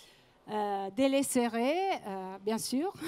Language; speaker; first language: French; non-native, fluent; Italian